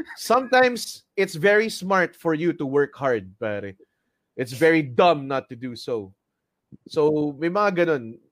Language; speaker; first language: English; non-native, local second language; Filipino